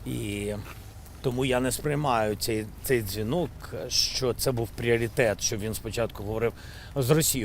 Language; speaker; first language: Ukrainian; non-native, local second language; Russian